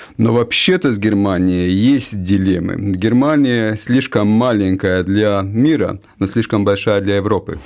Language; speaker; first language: Russian; non-native, local second language; Latvian